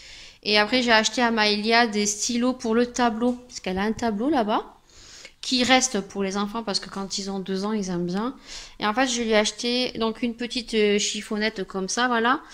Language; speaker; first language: French; native; French